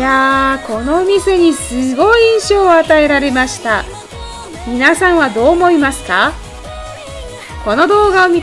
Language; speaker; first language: Japanese; non-native, fluent; Russian